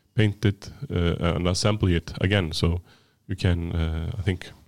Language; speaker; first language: English; non-native, fluent; Icelandic